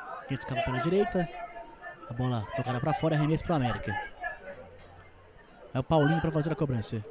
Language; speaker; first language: Portuguese; native; Portuguese